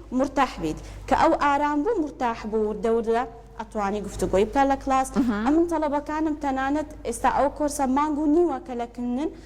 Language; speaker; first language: Central Kurdish; early bilingual, heritage; Central Kurdish